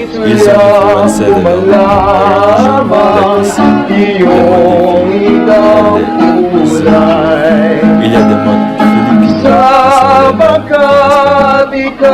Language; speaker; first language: French; non-native, learner; Filipino